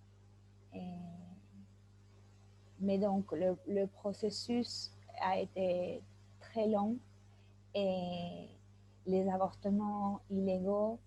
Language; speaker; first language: French; non-native, fluent; Spanish